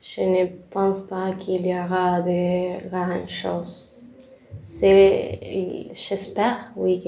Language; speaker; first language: French; non-native, learner; Spanish